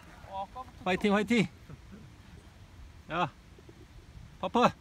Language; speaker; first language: Korean; native; Korean